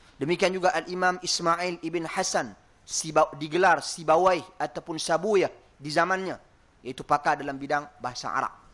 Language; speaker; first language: Malay; native; Malay